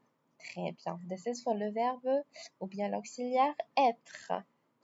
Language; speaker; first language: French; non-native, fluent; Arabic